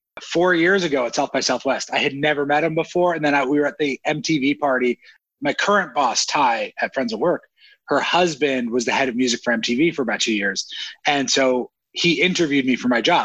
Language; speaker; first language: English; native; English